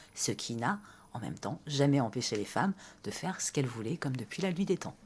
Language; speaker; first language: French; early bilingual, other home language; Persian